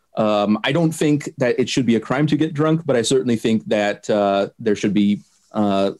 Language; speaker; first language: English; non-native, fluent; German